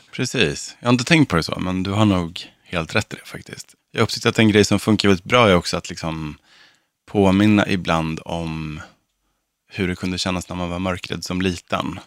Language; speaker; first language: Swedish; native; Swedish